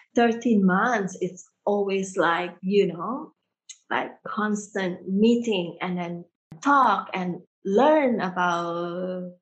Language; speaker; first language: English; early bilingual, heritage; Indonesian